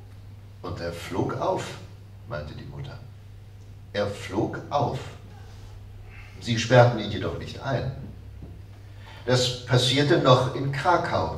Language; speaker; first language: German; native; German